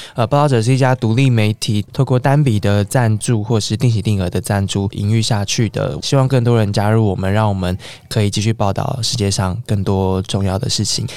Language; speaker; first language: Chinese; native; Chinese